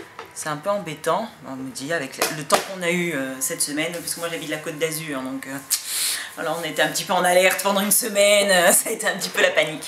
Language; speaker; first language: French; native; French